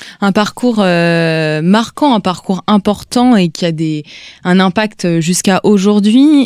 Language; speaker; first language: French; native; French